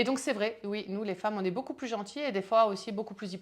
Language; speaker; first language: French; native; French